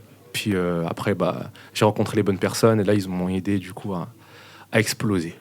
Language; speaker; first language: French; native; French